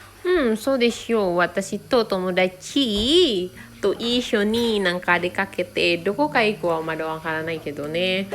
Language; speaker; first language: Japanese; non-native, fluent; Indonesian